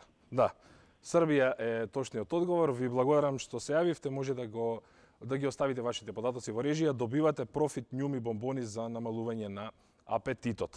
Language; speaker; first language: Macedonian; native; Macedonian